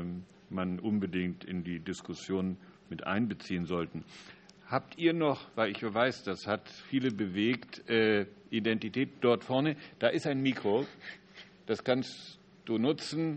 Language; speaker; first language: German; native; German